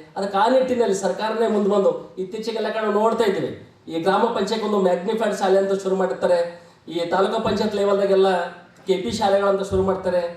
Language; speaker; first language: Kannada; native; Kannada